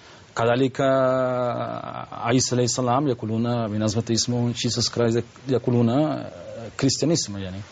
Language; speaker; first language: Arabic; non-native, learner; Spanish